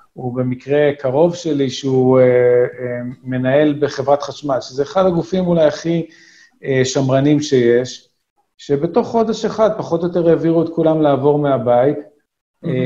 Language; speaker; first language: Hebrew; native; Hebrew